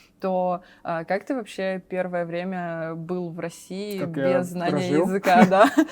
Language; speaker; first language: Russian; native; Russian